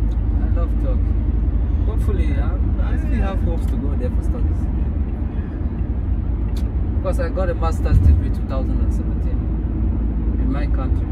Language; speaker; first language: English; non-native, fluent; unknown